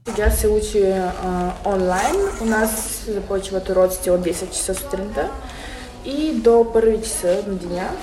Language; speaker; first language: Bulgarian; non-native, fluent; Ukrainian